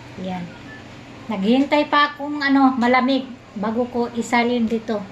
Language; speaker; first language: Filipino; non-native, local second language; Cebuano